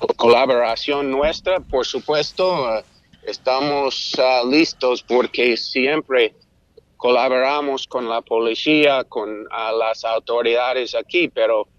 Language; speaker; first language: Spanish; non-native, fluent; English